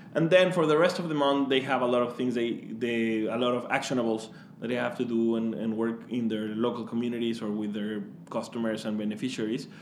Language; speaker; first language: English; non-native, fluent; Spanish